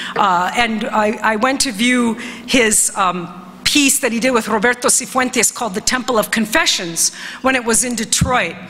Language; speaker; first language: English; early bilingual, other home language; Spanish